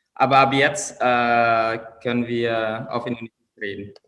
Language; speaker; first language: German; non-native, fluent; Indonesian